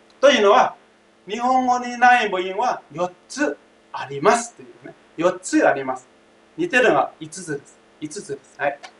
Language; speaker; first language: Japanese; non-native, fluent; Thai